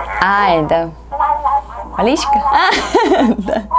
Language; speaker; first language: Russian; non-native, learner; Korean